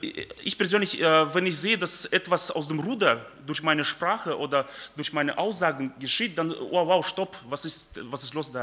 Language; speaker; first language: German; early bilingual, other home language; Russian